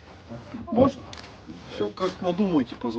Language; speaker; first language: Russian; native; Russian